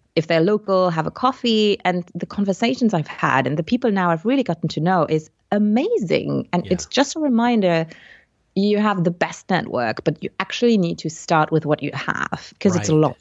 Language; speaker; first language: English; non-native, fluent; Luxembourgish